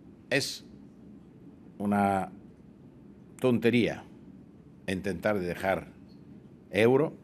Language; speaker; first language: Spanish; non-native, fluent; Italian